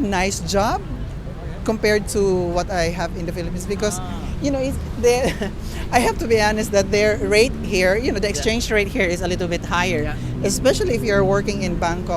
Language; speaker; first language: English; non-native, fluent; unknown